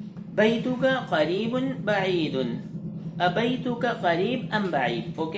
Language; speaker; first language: Arabic; non-native, fluent; Urdu